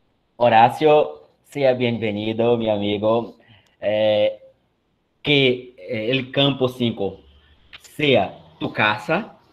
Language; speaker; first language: Spanish; non-native, fluent; Portuguese